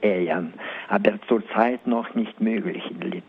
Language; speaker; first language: German; non-native, learner; Lithuanian